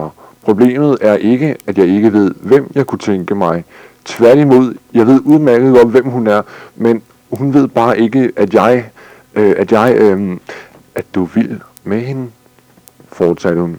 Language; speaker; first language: Danish; native; Danish